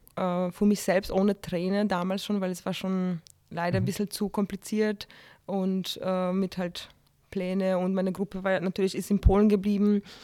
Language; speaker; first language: German; non-native, fluent; Polish